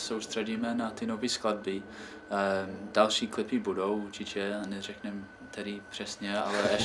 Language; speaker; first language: Czech; non-native, fluent; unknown